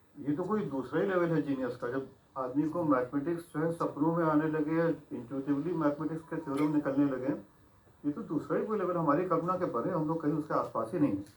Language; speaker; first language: Hindi; native; Hindi